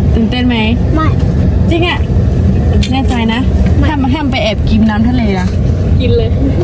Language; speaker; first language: Thai; non-native, local second language; S'gaw Karen